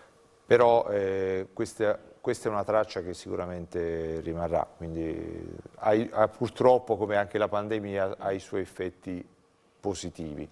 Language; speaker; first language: Italian; native; Italian